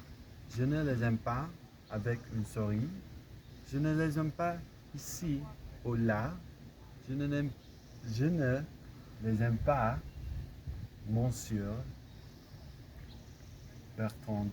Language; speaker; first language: French; non-native, learner; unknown